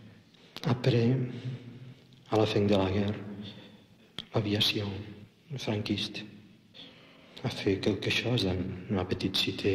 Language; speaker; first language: French; non-native, fluent; Catalan